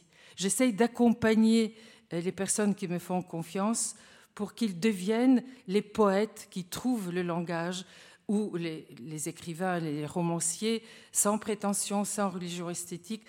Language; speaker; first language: French; non-native, fluent; Bulgarian